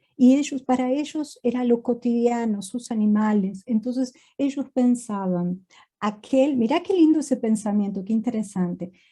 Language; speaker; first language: Spanish; native; Spanish